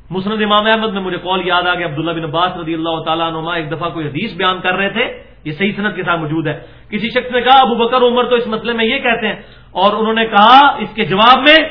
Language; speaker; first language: Urdu; non-native, local second language; Punjabi